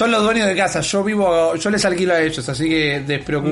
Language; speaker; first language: Spanish; native; Spanish